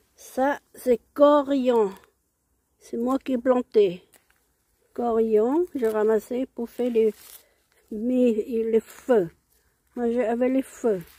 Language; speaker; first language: French; non-native, learner; Hmong